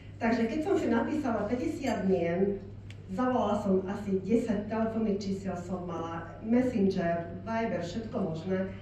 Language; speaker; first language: Slovak; non-native, local second language; Hungarian